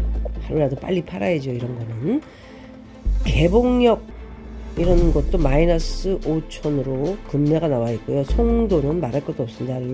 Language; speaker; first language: Korean; native; Korean